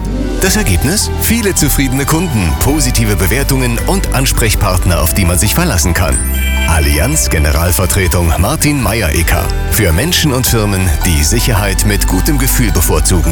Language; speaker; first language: German; native; German